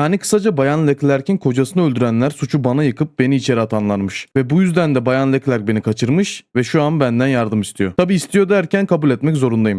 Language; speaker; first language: Turkish; native; Turkish